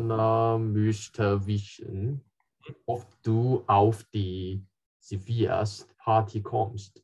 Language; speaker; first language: German; non-native, learner; Chinese